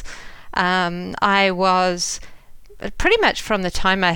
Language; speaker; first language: English; native; English